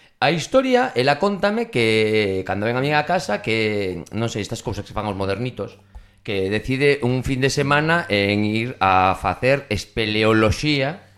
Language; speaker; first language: Galician; native; Galician